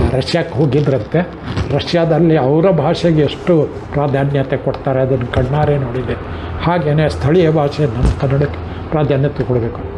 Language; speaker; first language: Kannada; non-native, local second language; Marathi